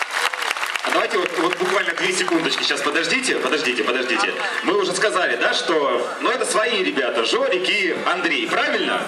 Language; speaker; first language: Russian; native; Russian